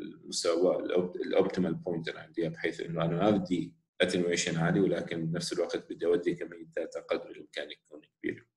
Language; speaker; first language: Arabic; native; Arabic